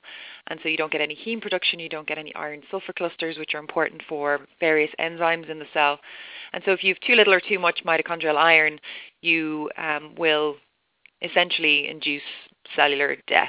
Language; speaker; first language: English; native; English